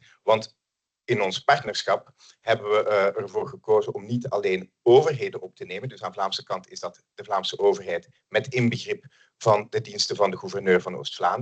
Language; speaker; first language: Dutch; native; Dutch